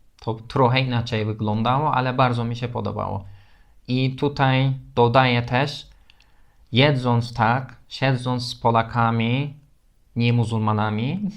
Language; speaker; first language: Polish; non-native, learner; Turkish